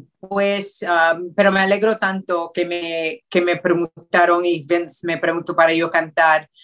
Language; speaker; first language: Spanish; early bilingual, heritage; Spanish